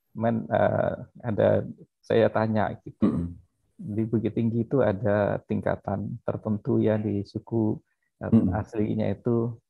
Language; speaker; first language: Indonesian; native; Indonesian